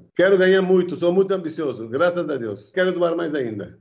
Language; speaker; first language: Portuguese; early bilingual, other home language; Arabic